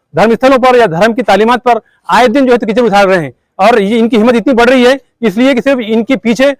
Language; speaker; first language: Hindi; non-native, local second language; Urdu